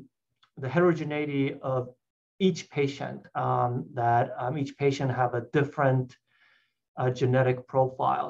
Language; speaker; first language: English; non-native, fluent; Japanese